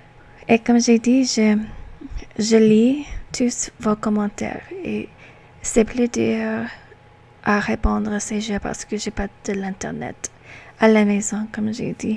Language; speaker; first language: French; non-native, learner; English